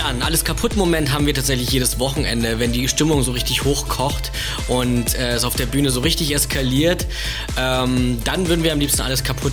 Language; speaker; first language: German; native; German